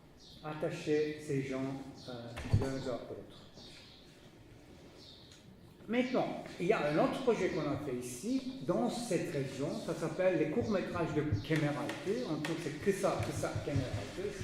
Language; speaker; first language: French; non-native, fluent; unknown